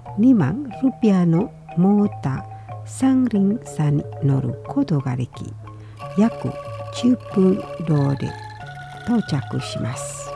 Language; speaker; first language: Japanese; non-native, fluent; Indonesian